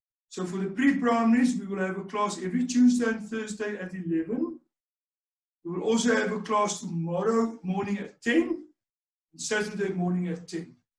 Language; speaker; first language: English; non-native, local second language; Afrikaans